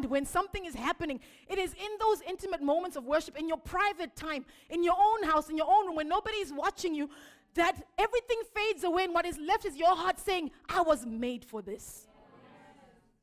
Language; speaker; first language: English; non-native, local second language; Shona